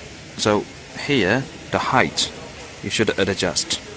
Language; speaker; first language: English; non-native, learner; Chinese